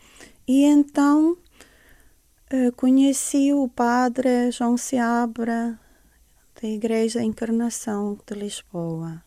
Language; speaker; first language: Portuguese; non-native, fluent; Estonian